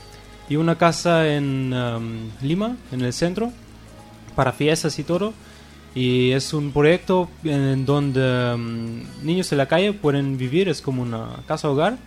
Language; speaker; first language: Spanish; non-native, fluent; German